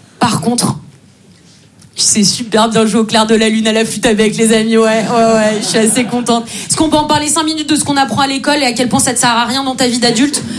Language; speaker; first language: French; native; French